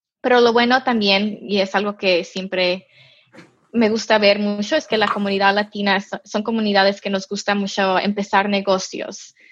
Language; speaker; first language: Spanish; early bilingual, heritage; Spanish